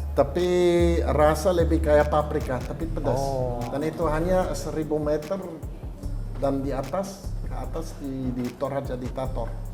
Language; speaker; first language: Indonesian; non-native, fluent; Dutch